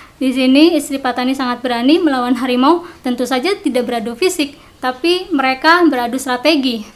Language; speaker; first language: Indonesian; non-native, local second language; Sundanese